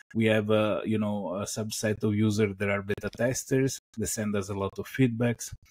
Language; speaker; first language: English; non-native, fluent; Italian